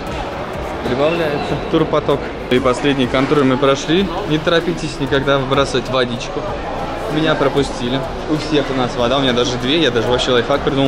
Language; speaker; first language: Russian; native; Russian